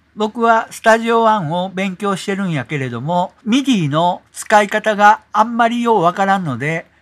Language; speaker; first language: Japanese; native; Japanese